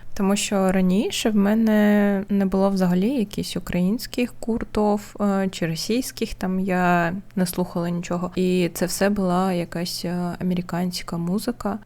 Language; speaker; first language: Ukrainian; non-native, local second language; Russian